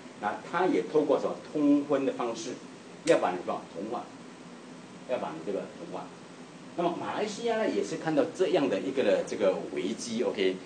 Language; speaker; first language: Chinese; native; Chinese